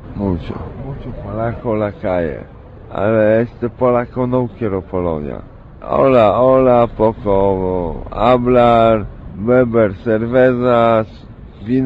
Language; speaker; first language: Spanish; non-native, learner; Polish